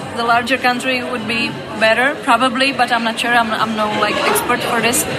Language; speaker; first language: English; non-native, fluent; Czech